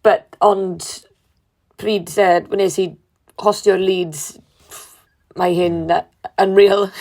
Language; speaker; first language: Welsh; non-native, learner; English